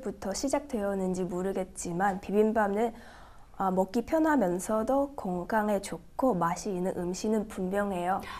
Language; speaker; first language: Korean; non-native, fluent; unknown